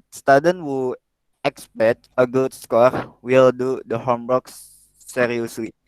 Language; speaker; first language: English; non-native, learner; Indonesian